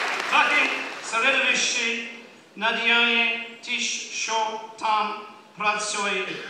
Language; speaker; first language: Ukrainian; non-native, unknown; English